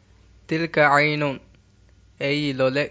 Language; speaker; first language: Arabic; non-native, learner; Divehi